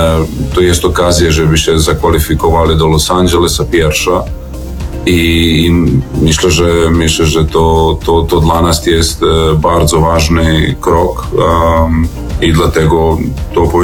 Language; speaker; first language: Polish; non-native, fluent; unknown